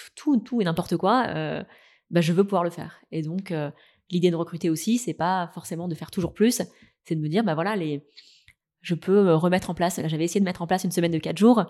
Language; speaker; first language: French; native; French